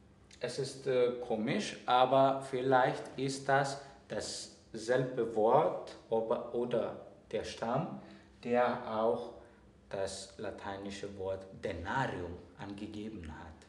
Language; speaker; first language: German; non-native, fluent; Greek